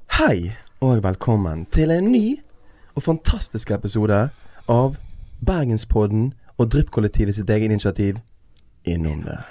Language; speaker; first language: Norwegian; native; Norwegian